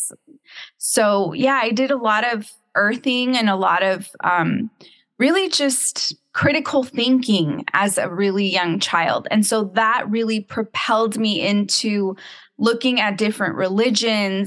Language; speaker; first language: English; native; English